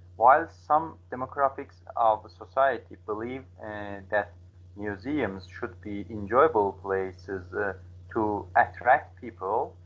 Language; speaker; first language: English; non-native, learner; Azerbaijani